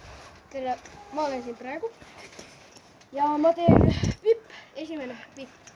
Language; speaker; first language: Estonian; early bilingual, heritage; Finnish